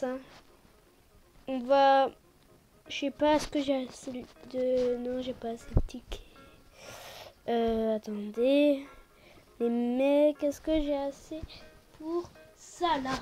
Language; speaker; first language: French; native; French